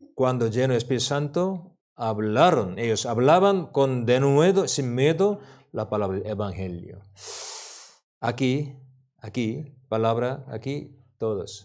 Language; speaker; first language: Spanish; non-native, learner; Korean